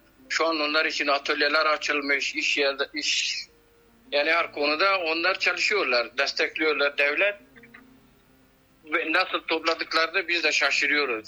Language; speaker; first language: Turkish; non-native, fluent; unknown